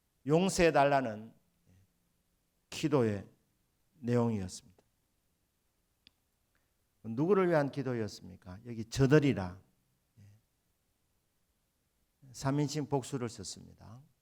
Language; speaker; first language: Korean; native; Korean